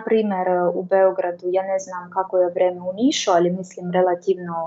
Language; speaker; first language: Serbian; non-native, learner; Russian